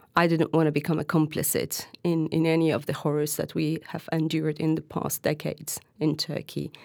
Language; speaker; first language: English; non-native, fluent; Turkish